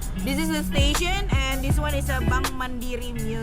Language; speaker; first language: English; non-native, learner; Indonesian